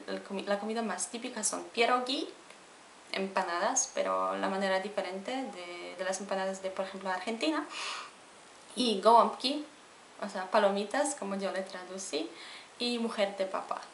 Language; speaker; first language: Spanish; non-native, fluent; Polish